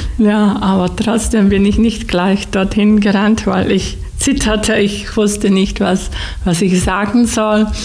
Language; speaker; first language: German; non-native, fluent; Slovak